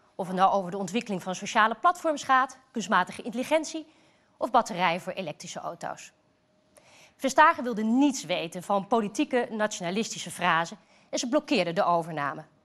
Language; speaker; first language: Dutch; native; Dutch